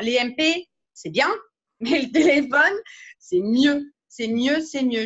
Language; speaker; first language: French; native; French